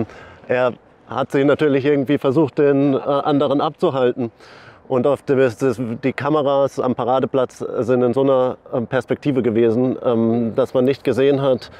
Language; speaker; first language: German; native; German